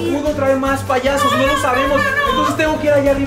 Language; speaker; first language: Spanish; native; Spanish